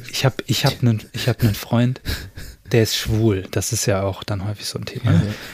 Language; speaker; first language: German; native; German